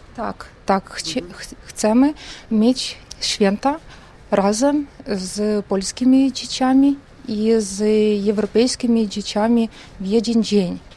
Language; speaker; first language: Polish; non-native, learner; Russian